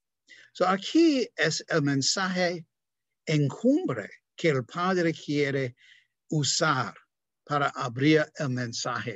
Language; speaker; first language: Spanish; non-native, fluent; English